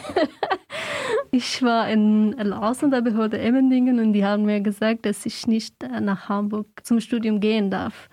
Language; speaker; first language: German; non-native, fluent; Persian